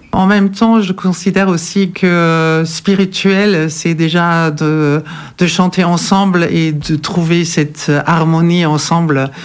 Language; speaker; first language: French; non-native, fluent; German